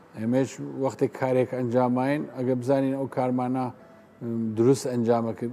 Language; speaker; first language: Central Kurdish; non-native, local second language; Southern Kurdish